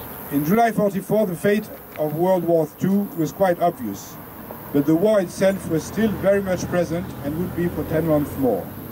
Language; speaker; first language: English; non-native, fluent; French